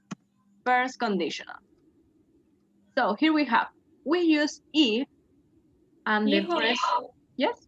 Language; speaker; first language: English; non-native, fluent; Spanish